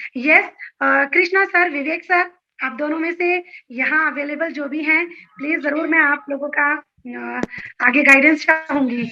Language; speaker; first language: Hindi; native; Hindi